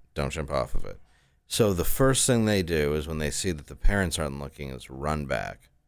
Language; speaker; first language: English; native; English